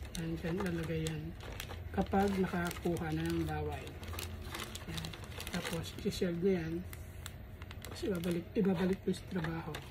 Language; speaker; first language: Filipino; native; Filipino